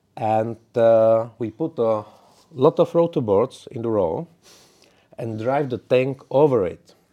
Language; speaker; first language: English; non-native, learner; Czech